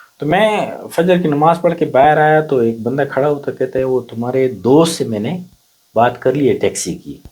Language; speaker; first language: Urdu; non-native, local second language; Pashto